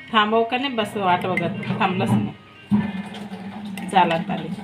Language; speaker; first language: Marathi; non-native, local second language; Kannada